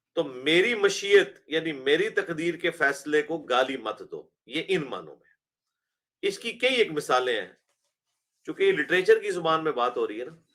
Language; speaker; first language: Urdu; non-native, local second language; Punjabi